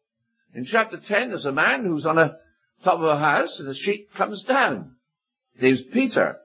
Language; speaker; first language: English; native; English